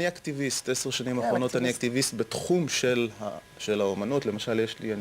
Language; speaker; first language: Hebrew; native; Hebrew